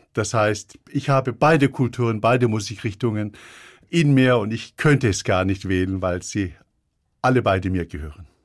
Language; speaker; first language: German; early bilingual, other home language; Turkish